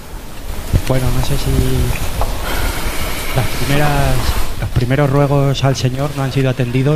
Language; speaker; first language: Spanish; native; Spanish